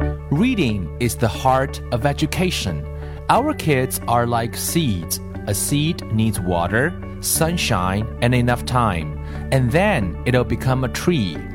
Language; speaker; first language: English; non-native, fluent; Chinese